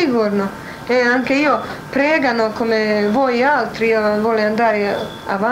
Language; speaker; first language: Italian; non-native, learner; Croatian